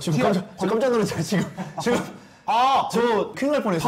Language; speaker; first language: Korean; native; Korean